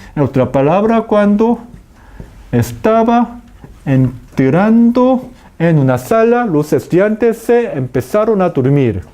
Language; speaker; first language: Spanish; non-native, fluent; Korean